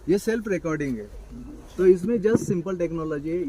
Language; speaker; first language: Hindi; non-native, local second language; Marathi